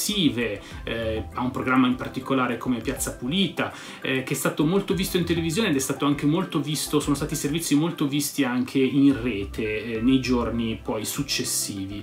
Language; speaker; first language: Italian; native; Italian